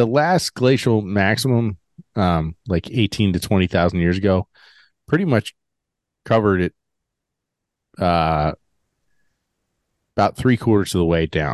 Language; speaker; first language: English; native; English